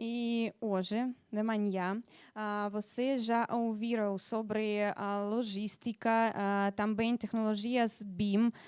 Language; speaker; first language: Portuguese; non-native, fluent; Russian